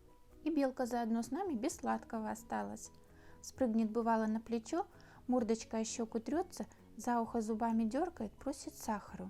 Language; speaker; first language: Russian; native; Russian